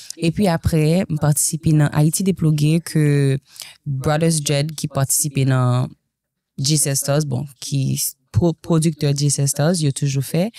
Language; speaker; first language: French; non-native, local second language; Haitian Creole